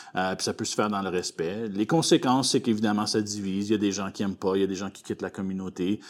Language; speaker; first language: French; native; French